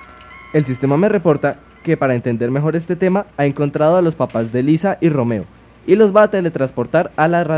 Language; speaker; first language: Spanish; native; Spanish